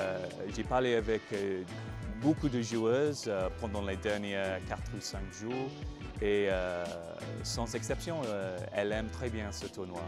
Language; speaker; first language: French; non-native, fluent; English